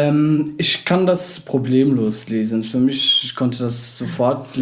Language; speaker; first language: German; non-native, fluent; Arabic